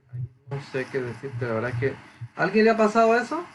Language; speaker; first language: Spanish; native; Spanish